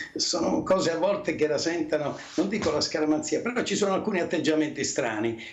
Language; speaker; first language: Italian; native; Italian